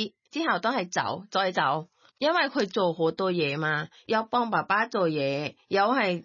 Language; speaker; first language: Cantonese; non-native, learner; Thai